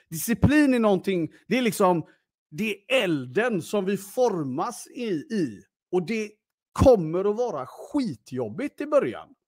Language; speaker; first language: Swedish; early bilingual, other home language; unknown